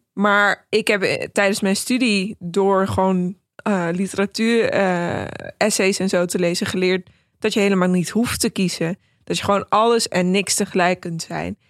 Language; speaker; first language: Dutch; early bilingual, other home language; Persian